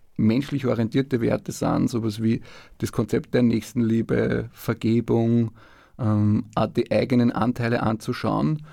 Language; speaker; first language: German; native; German